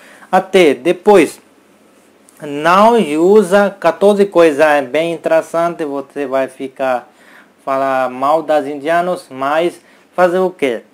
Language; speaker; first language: Portuguese; non-native, learner; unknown